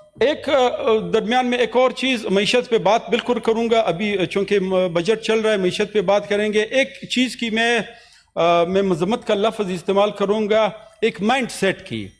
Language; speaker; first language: Urdu; non-native, local second language; Pashto